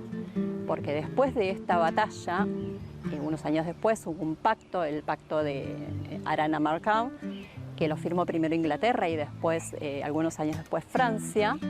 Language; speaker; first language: Spanish; native; Spanish